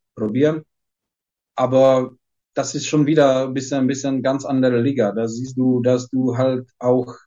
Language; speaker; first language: German; non-native, fluent; Czech